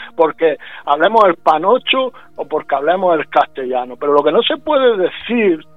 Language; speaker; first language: Spanish; native; Spanish